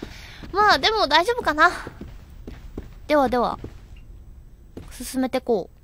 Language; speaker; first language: Japanese; native; Japanese